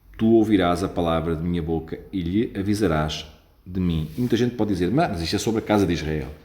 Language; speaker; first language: Portuguese; native; Portuguese